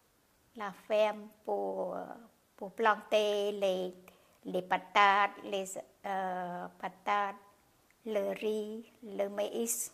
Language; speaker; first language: French; non-native, learner; Khmer